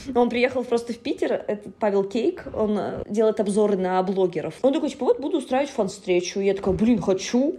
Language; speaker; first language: Russian; native; Russian